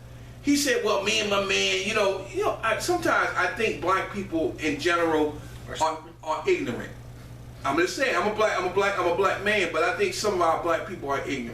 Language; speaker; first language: English; native; English